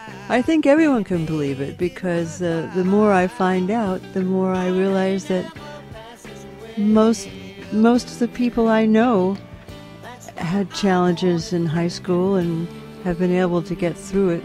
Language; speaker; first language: English; native; English